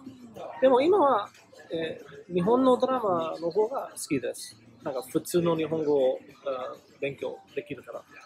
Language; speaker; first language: Japanese; non-native, learner; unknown